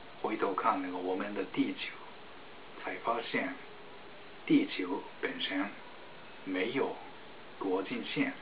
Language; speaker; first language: Chinese; non-native, fluent; Japanese